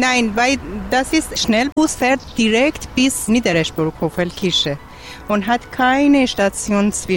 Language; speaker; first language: German; non-native, learner; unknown